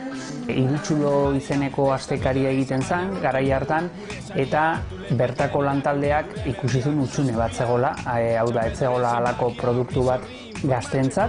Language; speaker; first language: Basque; native; Basque